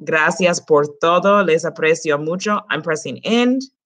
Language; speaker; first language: Spanish; early bilingual, heritage; Spanish